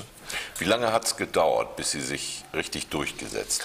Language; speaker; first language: German; native; German